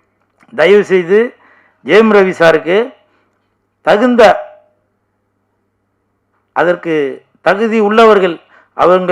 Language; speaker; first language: Tamil; native; Tamil